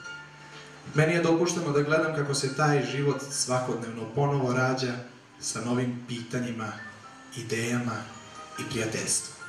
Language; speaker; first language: Serbian; native; Serbian